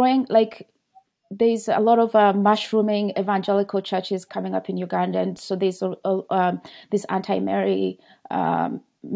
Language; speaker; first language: English; non-native, local second language; Ganda